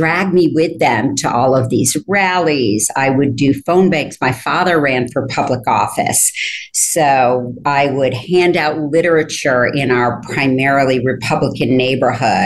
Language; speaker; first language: English; native; English